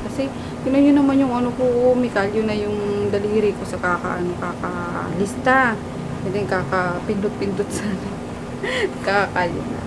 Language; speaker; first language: Filipino; native; Filipino